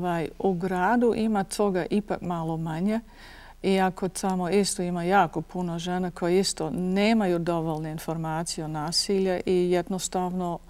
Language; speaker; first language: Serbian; non-native, fluent; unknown